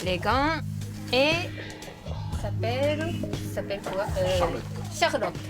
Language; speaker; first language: French; non-native, fluent; Japanese